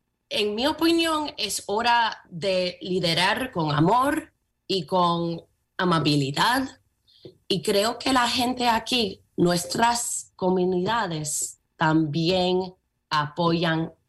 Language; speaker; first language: Spanish; early bilingual, heritage; Spanish